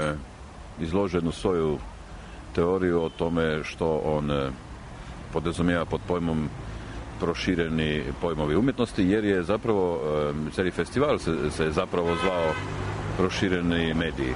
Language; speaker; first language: Croatian; native; Croatian